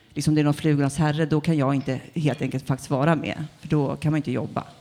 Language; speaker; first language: Swedish; native; Swedish